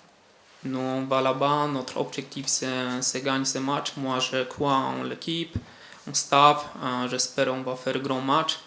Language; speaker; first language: French; non-native, fluent; Polish